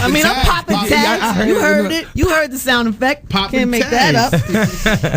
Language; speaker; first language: English; native; English